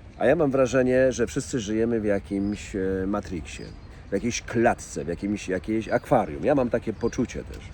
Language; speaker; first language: Polish; native; Polish